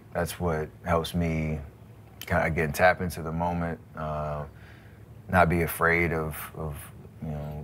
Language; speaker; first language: English; native; English